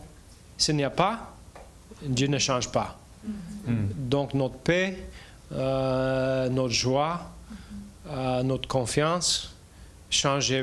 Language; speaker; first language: French; non-native, learner; English